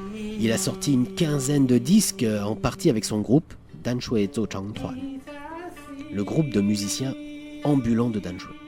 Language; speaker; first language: French; native; French